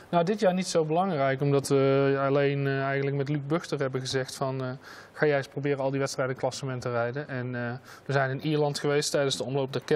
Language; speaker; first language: Dutch; native; Dutch